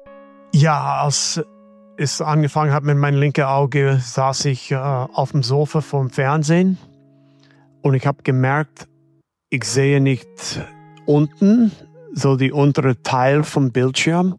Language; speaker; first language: German; non-native, fluent; English